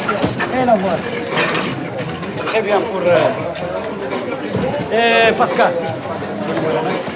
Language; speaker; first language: French; non-native, learner; Arabic